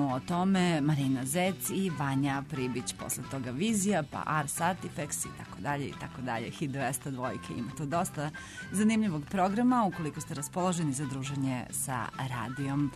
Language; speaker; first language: Serbian; native; Serbian